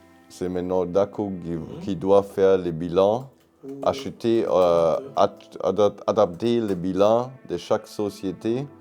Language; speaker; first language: French; non-native, fluent; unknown